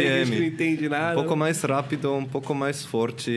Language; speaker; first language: Portuguese; non-native, learner; Swiss German